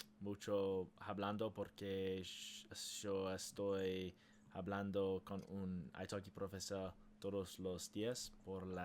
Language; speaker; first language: Spanish; non-native, learner; English